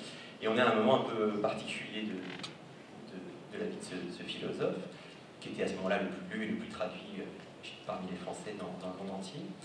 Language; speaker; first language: French; native; French